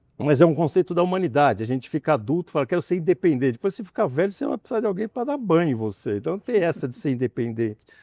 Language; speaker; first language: Portuguese; native; Portuguese